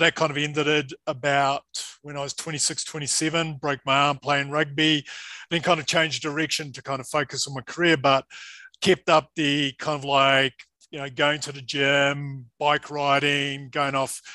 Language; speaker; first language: English; native; English